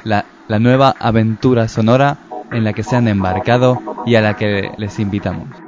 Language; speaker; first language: Spanish; native; Spanish